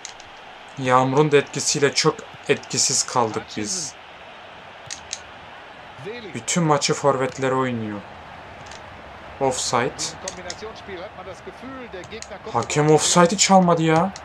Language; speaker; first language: Turkish; native; Turkish